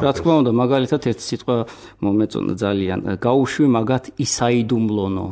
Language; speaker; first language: Georgian; non-native, local second language; Azerbaijani